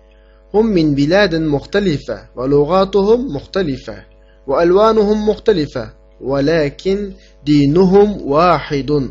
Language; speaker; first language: Arabic; non-native, fluent; Uyghur